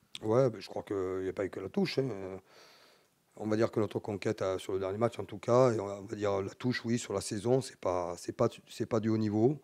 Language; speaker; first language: French; native; French